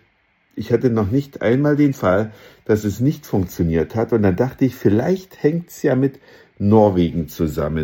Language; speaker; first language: German; native; German